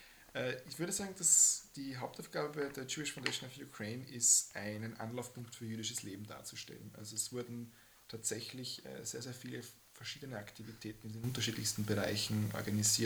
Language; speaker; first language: German; native; German